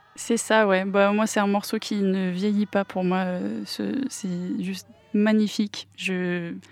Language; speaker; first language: French; non-native, local second language; English